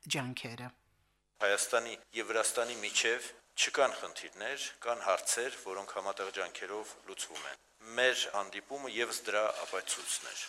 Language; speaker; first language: Armenian; early bilingual, heritage; Armenian